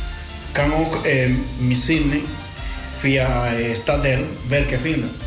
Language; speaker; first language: Dutch; non-native, learner; Spanish